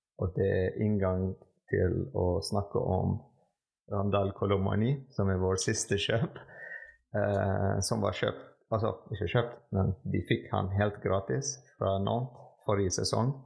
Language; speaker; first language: Norwegian; non-native, fluent; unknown